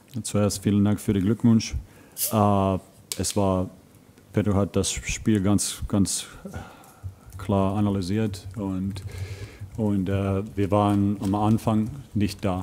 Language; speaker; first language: German; non-native, fluent; Finnish